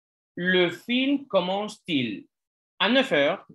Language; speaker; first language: French; non-native, fluent; Spanish